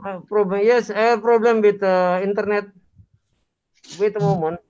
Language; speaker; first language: English; non-native, learner; Indonesian